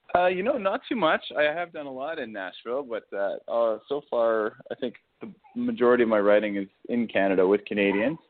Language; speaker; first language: English; native; English